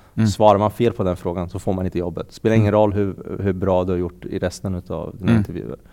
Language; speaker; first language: Swedish; early bilingual, other home language; Persian